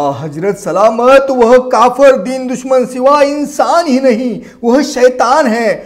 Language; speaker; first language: Hindi; non-native, local second language; Marathi